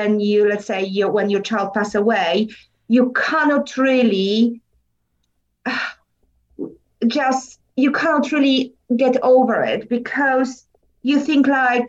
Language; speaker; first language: English; non-native, learner; Polish